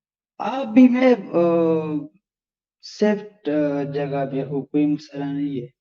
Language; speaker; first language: Hindi; non-native, learner; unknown